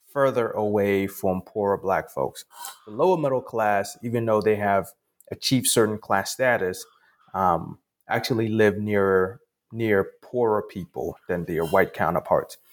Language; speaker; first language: English; non-native, local second language; Akan